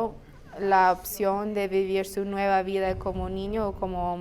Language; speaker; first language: Spanish; non-native, fluent; English